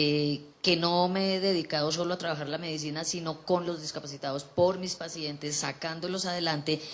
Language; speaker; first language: Spanish; native; Spanish